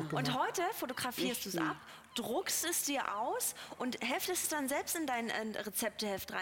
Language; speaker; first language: German; native; German